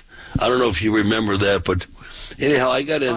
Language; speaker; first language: English; native; English